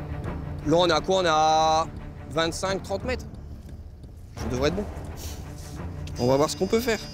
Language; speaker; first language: French; native; French